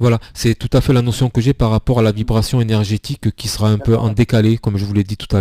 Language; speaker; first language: French; native; French